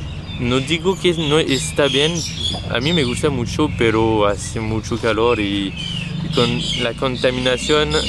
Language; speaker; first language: Spanish; non-native, fluent; French